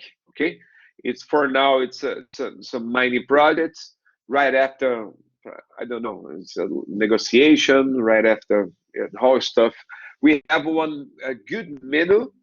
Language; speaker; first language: English; non-native, learner; Portuguese